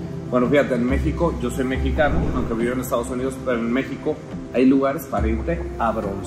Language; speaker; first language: Spanish; native; Spanish